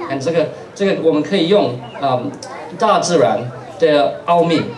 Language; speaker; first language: Chinese; non-native, fluent; English